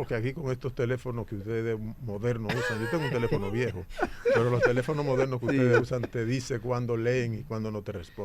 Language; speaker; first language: Spanish; native; Spanish